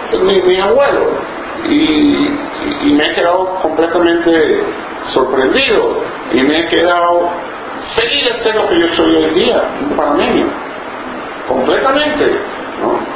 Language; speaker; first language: Spanish; non-native, local second language; English